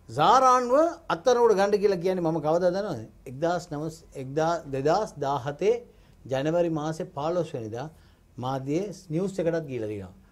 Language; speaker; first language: Sinhala; non-native, local second language; Tamil